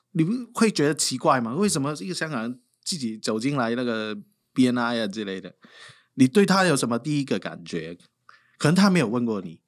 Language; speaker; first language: Chinese; non-native, local second language; Cantonese